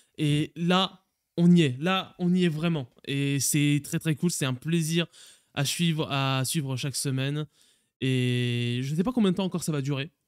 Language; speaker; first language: French; native; French